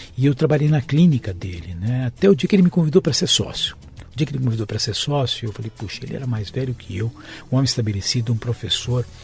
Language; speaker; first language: Portuguese; native; Portuguese